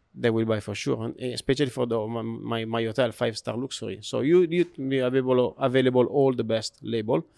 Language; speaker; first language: English; non-native, learner; Italian